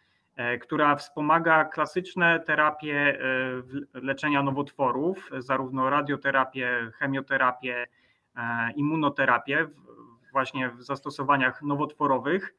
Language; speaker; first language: Polish; native; Polish